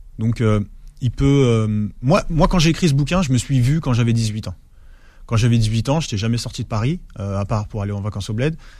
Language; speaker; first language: French; native; French